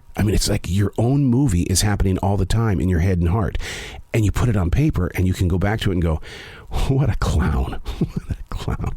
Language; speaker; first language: English; native; English